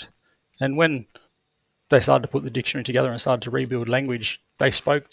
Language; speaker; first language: English; native; English